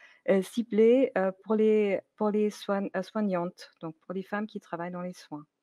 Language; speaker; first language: French; non-native, fluent; German